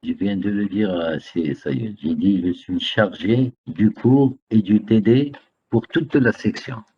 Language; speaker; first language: French; non-native, local second language; Arabic